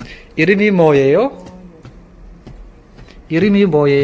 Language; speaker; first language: Korean; non-native, learner; Mizo